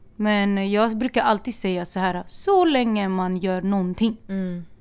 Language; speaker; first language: Swedish; native; Swedish